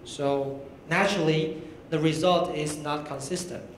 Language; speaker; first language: English; non-native, fluent; Chinese